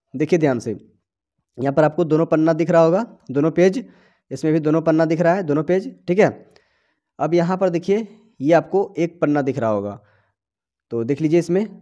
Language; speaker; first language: Hindi; native; Hindi